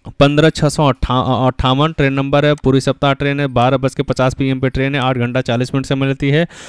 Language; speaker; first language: Hindi; native; Hindi